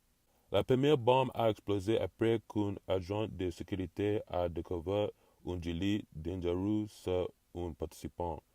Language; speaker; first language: French; non-native, learner; English